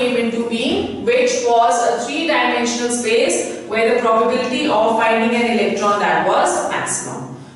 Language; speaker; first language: English; non-native, local second language; Hindi